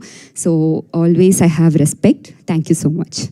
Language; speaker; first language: Telugu; non-native, learner; Tamil